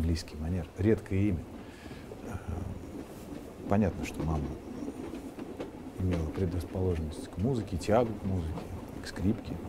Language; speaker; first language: Russian; native; Russian